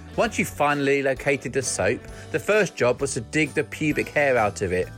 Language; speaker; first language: English; native; English